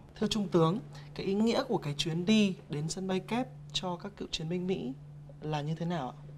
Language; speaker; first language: Vietnamese; native; Vietnamese